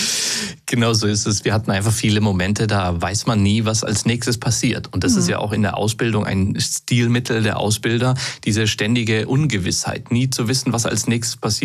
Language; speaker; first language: German; native; German